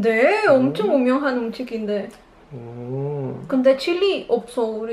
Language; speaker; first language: Korean; non-native, learner; Spanish